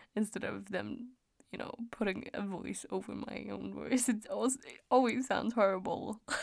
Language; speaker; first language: English; non-native, fluent; Danish